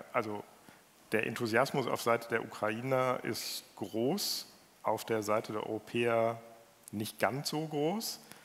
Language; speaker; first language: German; native; German